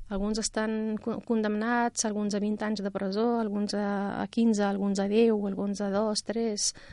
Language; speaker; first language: Catalan; non-native, fluent; Riffian